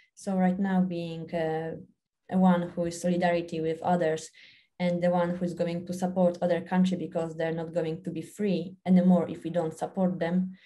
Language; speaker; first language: English; non-native, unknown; Polish